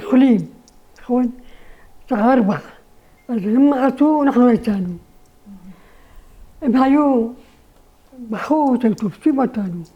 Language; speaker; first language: Hebrew; non-native, learner; Arabic